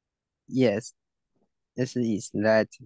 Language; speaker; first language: English; non-native, learner; Chinese